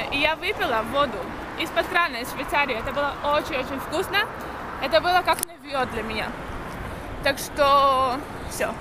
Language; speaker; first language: Russian; early bilingual, heritage; Russian